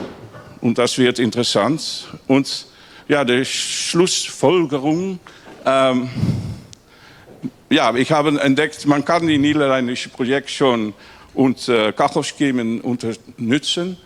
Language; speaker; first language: German; non-native, learner; Dutch